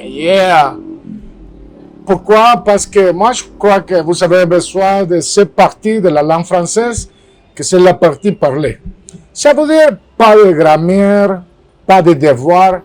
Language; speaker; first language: French; non-native, fluent; Spanish